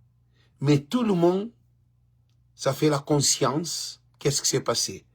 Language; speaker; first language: French; non-native, learner; Portuguese